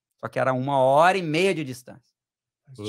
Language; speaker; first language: Portuguese; native; Portuguese